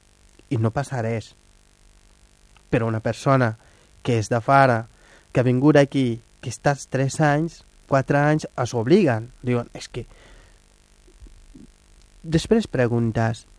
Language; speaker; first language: Catalan; non-native, fluent; Wolof